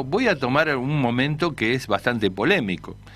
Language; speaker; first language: Spanish; native; Spanish